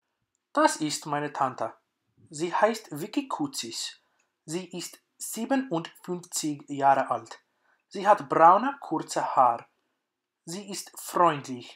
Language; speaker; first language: German; non-native, learner; English